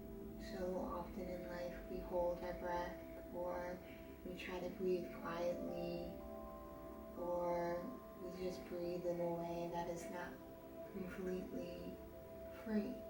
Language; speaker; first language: English; native; English